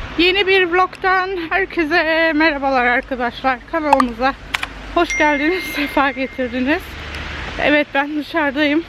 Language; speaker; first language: Turkish; early bilingual, heritage; Turkish